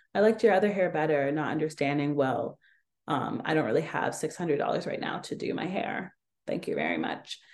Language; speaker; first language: English; native; English